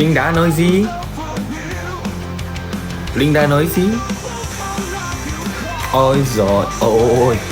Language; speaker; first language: Vietnamese; non-native, learner; Korean